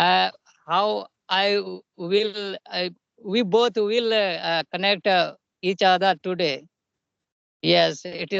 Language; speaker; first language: English; non-native, learner; Hindi